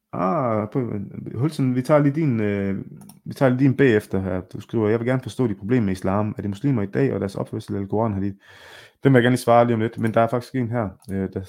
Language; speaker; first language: Danish; early bilingual, other home language; Arabic